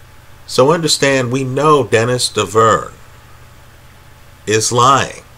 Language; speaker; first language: English; native; English